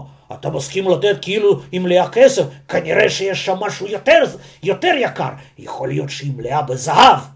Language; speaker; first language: Hebrew; non-native, fluent; Russian